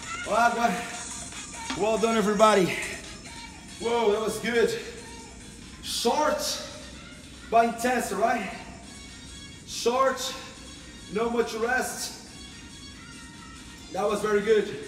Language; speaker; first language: English; non-native, fluent; Portuguese